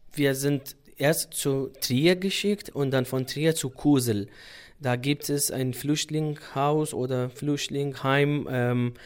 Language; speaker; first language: German; non-native, fluent; Central Kurdish